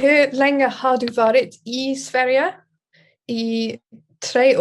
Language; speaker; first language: Swedish; non-native, learner; English